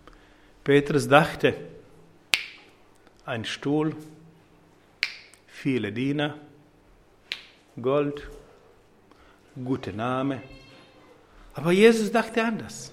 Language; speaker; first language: German; non-native, fluent; Croatian